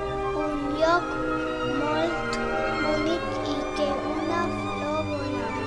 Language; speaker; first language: Catalan; non-native, learner; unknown